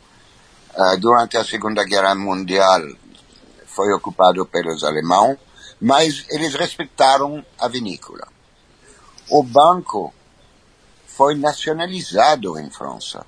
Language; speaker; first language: Portuguese; non-native, fluent; French